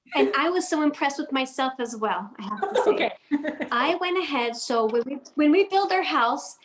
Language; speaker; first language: English; non-native, fluent; Danish